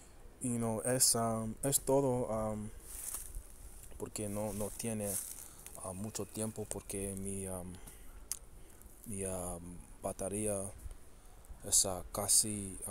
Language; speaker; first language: Spanish; early bilingual, heritage; Spanish